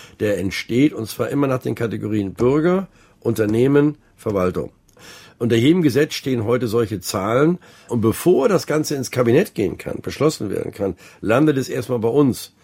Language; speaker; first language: German; native; German